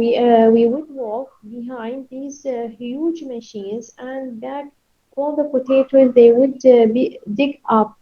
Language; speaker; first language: English; non-native, learner; Arabic